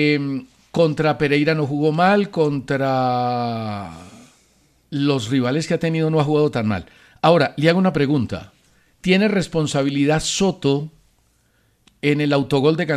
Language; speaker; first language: Spanish; native; Spanish